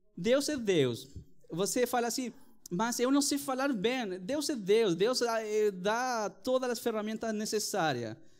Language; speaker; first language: Portuguese; non-native, fluent; Spanish